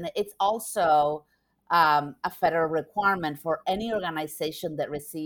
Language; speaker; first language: English; non-native, fluent; Spanish